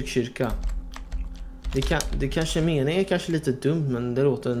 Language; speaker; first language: Swedish; non-native, fluent; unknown